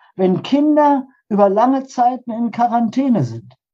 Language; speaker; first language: German; early bilingual, other home language; Polish